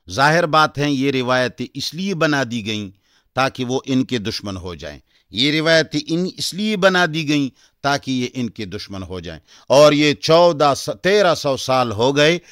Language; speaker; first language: Urdu; non-native, local second language; Pashto